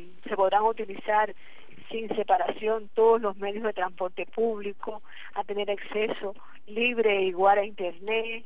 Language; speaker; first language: Spanish; native; Spanish